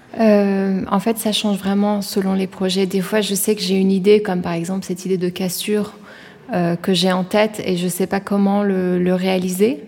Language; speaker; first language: French; early bilingual, other home language; Persian